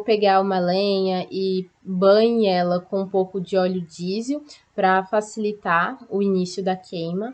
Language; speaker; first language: Portuguese; native; Portuguese